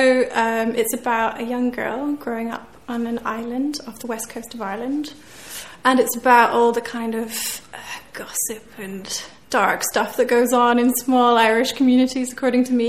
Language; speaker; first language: English; native; English